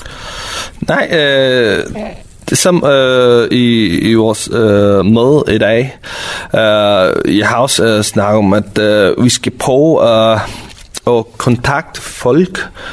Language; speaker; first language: Danish; non-native, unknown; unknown